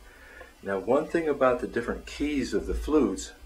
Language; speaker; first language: English; native; English